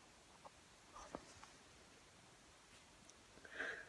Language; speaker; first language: German; native; German